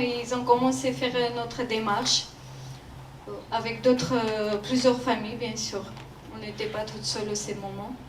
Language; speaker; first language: French; non-native, learner; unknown